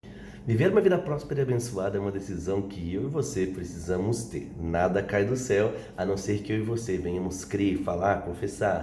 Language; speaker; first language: Portuguese; native; Portuguese